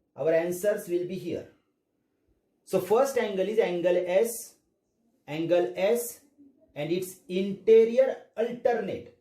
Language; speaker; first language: English; non-native, local second language; Marathi